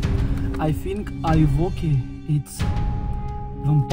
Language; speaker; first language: English; non-native, learner; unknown